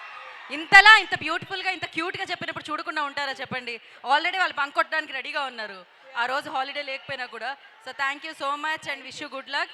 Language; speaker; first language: Telugu; native; Telugu